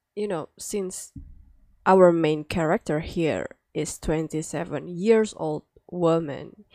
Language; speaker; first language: English; non-native, fluent; Indonesian